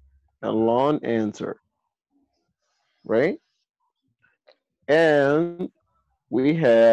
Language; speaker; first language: English; non-native, fluent; Spanish